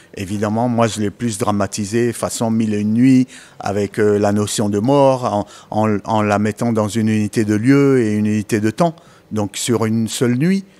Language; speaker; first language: French; native; French